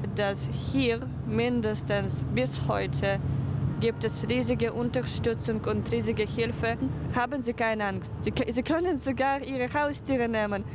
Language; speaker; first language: German; non-native, fluent; Ukrainian